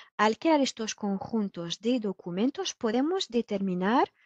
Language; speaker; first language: Spanish; non-native, fluent; French